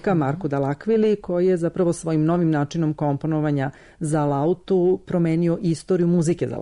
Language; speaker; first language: Serbian; native; Serbian